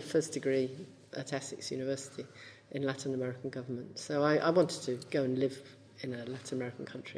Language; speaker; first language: English; native; English